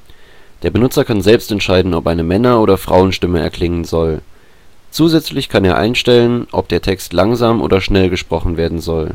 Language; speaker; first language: German; native; German